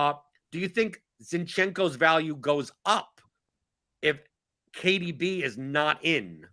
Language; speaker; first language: English; native; English